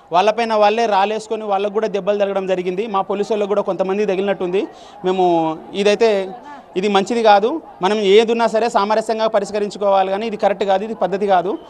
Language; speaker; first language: Telugu; non-native, local second language; Lambadi